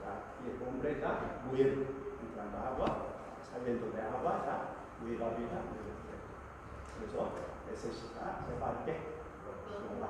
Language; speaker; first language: Spanish; non-native, learner; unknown